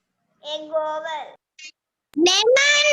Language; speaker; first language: English; non-native, learner; Sinhala